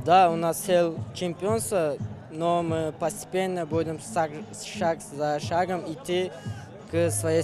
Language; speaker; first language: Russian; non-native, local second language; Uzbek